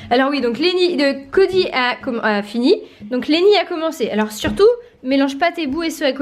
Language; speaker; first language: French; native; French